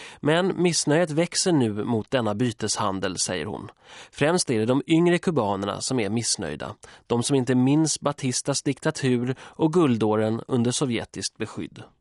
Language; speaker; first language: Swedish; early bilingual, other home language; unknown